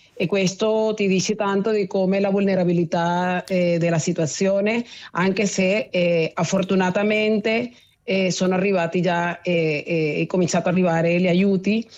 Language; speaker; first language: Italian; non-native, learner; Spanish